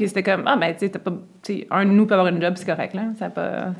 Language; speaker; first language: French; native; French